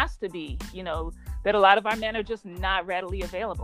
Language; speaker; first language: English; native; English